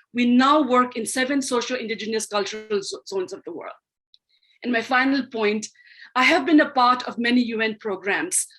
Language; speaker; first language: English; non-native, local second language; Manipuri